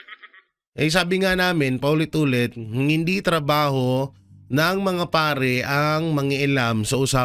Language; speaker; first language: Filipino; native; Filipino